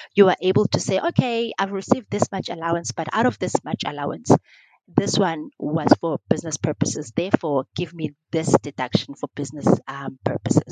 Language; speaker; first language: English; non-native, local second language; Xhosa